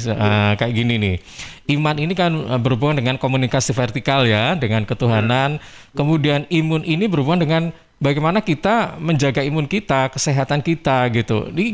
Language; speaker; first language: Indonesian; native; Indonesian